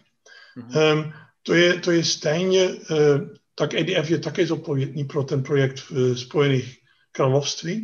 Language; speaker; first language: Czech; non-native, fluent; Dutch